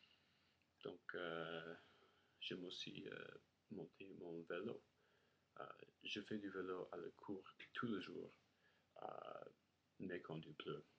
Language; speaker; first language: French; non-native, learner; English